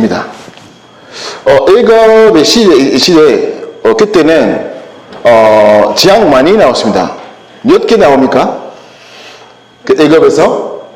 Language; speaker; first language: Korean; non-native, learner; French